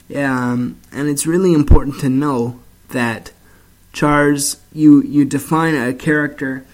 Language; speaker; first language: English; native; English